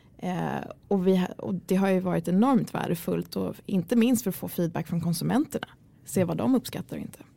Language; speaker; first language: Swedish; early bilingual, other home language; Kurdish